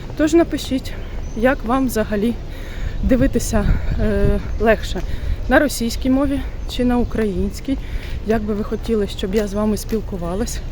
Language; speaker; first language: Ukrainian; non-native, local second language; Russian